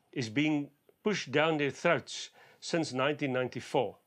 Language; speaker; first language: English; non-native, fluent; Afrikaans